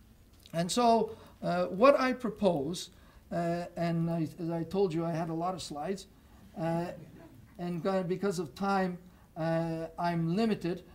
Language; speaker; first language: English; non-native, local second language; French